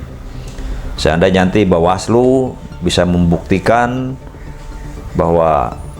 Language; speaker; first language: Indonesian; native; Indonesian